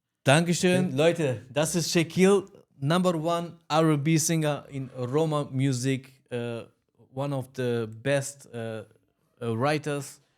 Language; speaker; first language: German; early bilingual, heritage; Romany